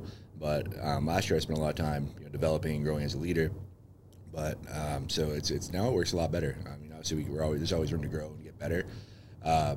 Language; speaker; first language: English; native; English